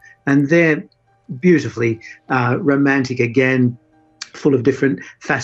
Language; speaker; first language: English; native; English